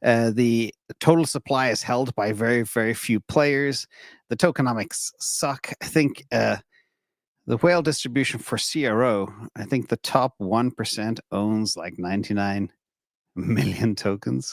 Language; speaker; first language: English; native; English